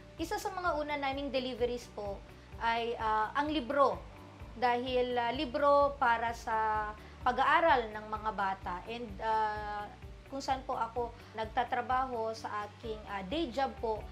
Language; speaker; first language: Filipino; non-native, local second language; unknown